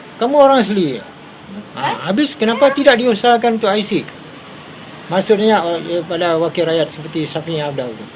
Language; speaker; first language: Malay; native; Malay